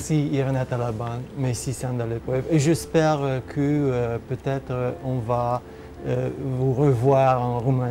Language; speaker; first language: French; non-native, fluent; Romanian